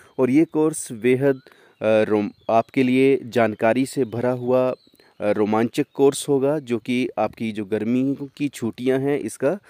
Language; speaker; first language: Hindi; native; Hindi